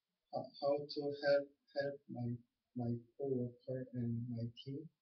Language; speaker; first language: English; non-native, learner; Korean